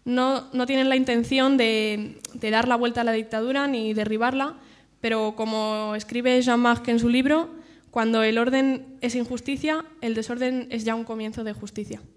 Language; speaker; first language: Spanish; native; Spanish